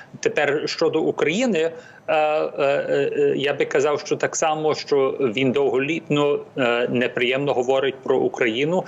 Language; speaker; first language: Ukrainian; early bilingual, heritage; English